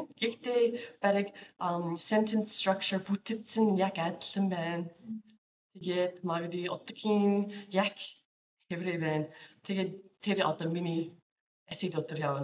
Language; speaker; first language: Mongolian; non-native, fluent; English